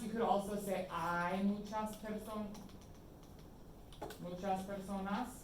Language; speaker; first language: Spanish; non-native, fluent; English